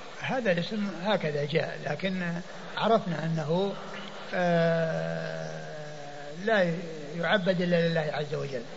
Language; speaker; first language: Arabic; native; Arabic